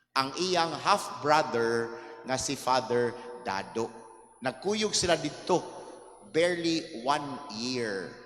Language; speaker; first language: Cebuano; native; Cebuano